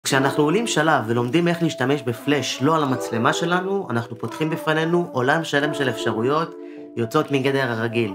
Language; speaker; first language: Hebrew; native; Hebrew